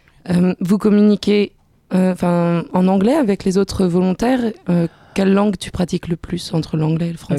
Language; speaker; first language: French; native; French